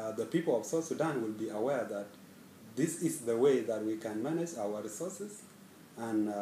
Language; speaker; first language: English; non-native, fluent; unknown